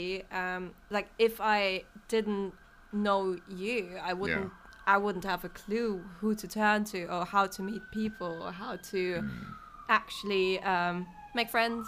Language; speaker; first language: English; non-native, fluent; German